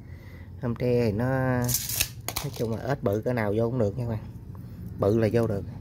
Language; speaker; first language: Vietnamese; native; Vietnamese